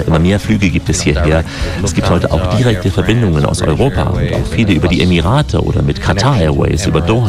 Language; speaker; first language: German; native; German